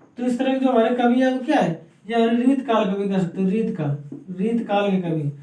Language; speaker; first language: Hindi; native; Hindi